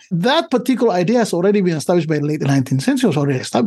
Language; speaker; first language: English; non-native, fluent; Indonesian